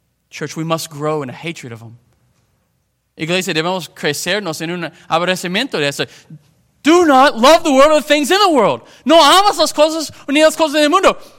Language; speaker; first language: Spanish; non-native, fluent; English